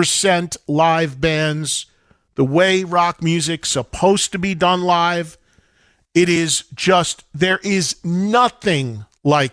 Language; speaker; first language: English; native; English